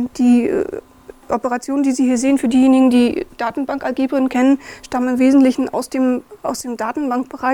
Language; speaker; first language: German; native; German